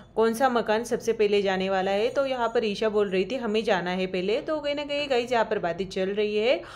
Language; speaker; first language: Hindi; native; Hindi